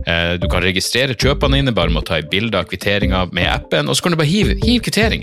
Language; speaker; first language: Norwegian; native; Norwegian